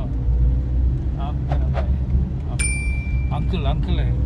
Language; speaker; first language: Hindi; non-native, local second language; Malayalam